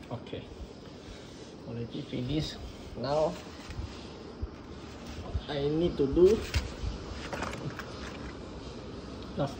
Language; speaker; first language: English; non-native, local second language; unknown